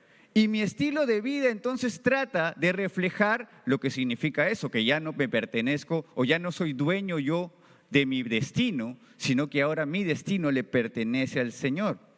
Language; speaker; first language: Spanish; native; Spanish